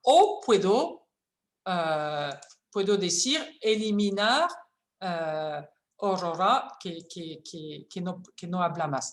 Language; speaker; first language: Spanish; non-native, fluent; French